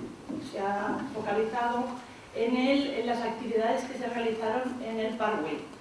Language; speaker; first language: Catalan; native; Catalan